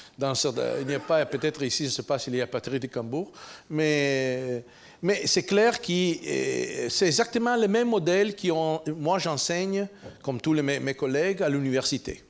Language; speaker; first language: French; non-native, fluent; Italian